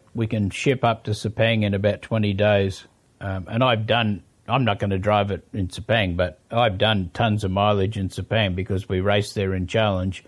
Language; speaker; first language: English; native; English